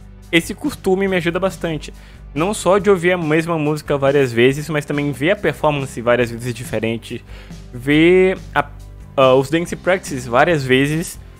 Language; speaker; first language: Portuguese; native; Portuguese